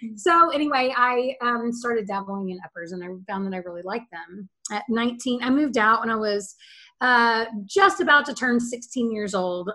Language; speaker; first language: English; native; English